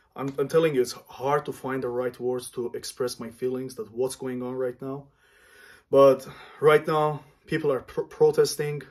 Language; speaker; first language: English; non-native, fluent; Armenian